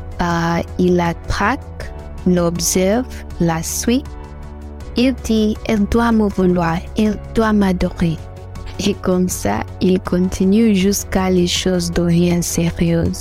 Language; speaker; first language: French; non-native, learner; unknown